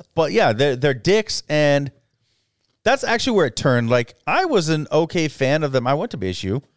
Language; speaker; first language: English; native; English